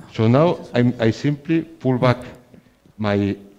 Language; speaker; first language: English; non-native, fluent; Spanish